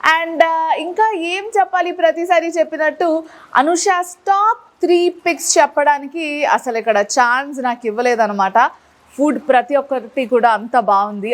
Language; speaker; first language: Telugu; native; Telugu